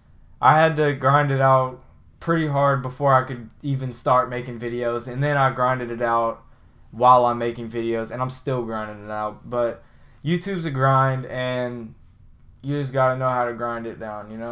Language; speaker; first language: English; native; English